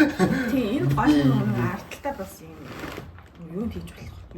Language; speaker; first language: Mongolian; native; Mongolian